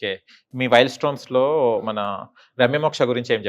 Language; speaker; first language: Telugu; native; Telugu